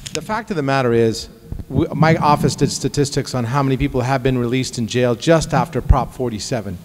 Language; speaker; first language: English; early bilingual, other home language; Arabic